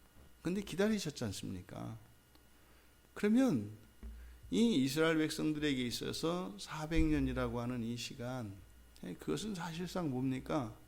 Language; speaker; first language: Korean; native; Korean